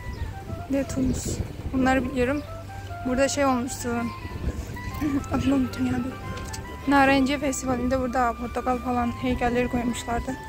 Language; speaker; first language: Turkish; early bilingual, other home language; Arabic